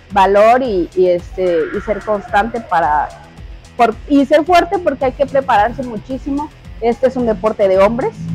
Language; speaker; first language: Spanish; native; Spanish